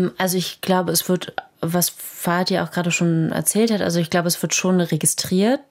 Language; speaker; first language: German; native; German